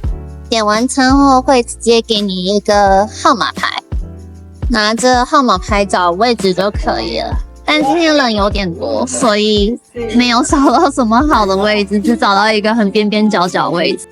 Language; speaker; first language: Chinese; native; Chinese